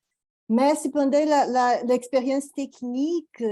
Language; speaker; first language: French; non-native, fluent; Portuguese